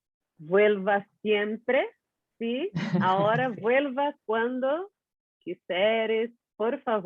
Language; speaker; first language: Spanish; non-native, learner; Portuguese